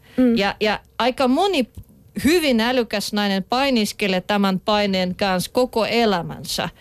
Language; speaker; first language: Finnish; non-native, fluent; Russian